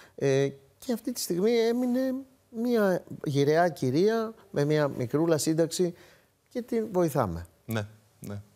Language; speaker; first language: Greek; native; Greek